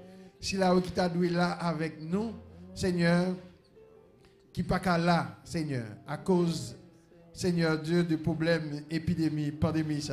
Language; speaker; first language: French; non-native, local second language; Haitian Creole